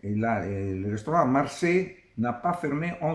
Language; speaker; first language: French; non-native, learner; Italian